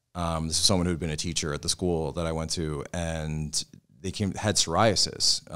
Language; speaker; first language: English; native; English